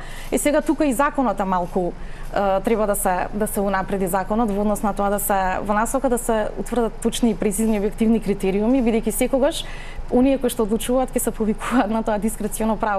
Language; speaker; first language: Macedonian; native; Macedonian